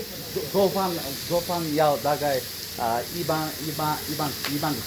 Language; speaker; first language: Chinese; non-native, learner; Kyrgyz